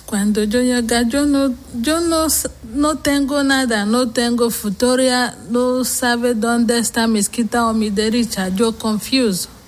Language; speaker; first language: Spanish; non-native, learner; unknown